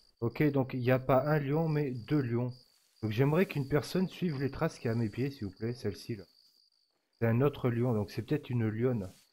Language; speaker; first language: French; native; French